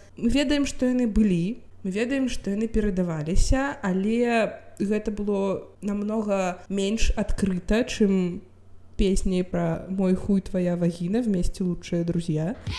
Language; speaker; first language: Belarusian; non-native, local second language; Russian